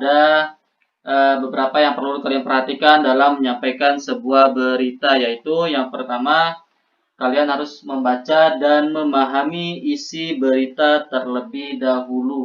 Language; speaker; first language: Indonesian; native; Indonesian